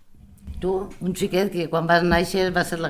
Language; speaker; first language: Catalan; native; Catalan